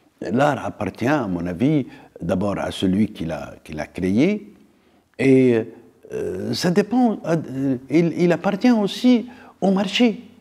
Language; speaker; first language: French; non-native, local second language; Arabic